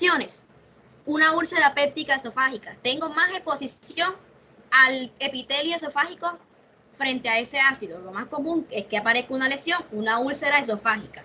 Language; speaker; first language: Spanish; native; Spanish